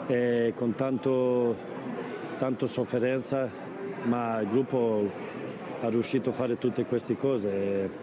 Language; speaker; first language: Italian; non-native, fluent; Swedish